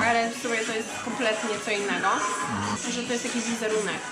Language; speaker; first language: Polish; early bilingual, heritage; Polish